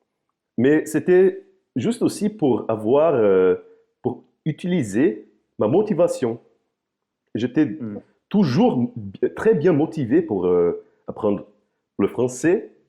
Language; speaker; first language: French; non-native, fluent; Portuguese